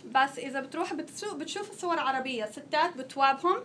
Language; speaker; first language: Arabic; early bilingual, heritage; Arabic